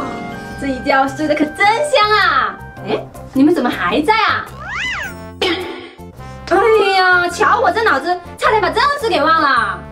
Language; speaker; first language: Chinese; native; Chinese